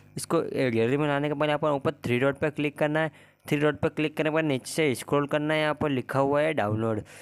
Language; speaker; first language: Hindi; native; Hindi